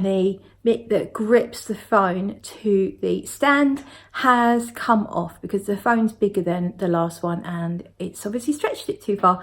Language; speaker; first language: English; native; English